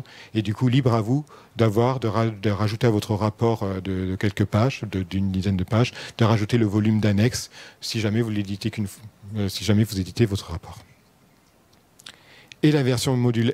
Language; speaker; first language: French; native; French